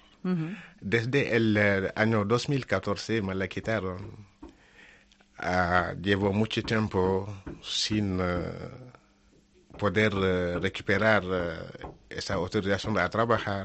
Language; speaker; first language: Spanish; non-native, learner; Wolof